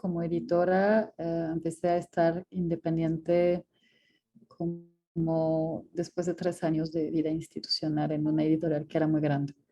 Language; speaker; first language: Spanish; non-native, fluent; French